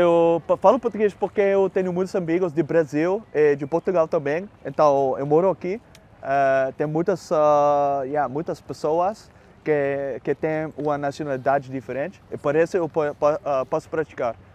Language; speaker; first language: Spanish; non-native, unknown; Dutch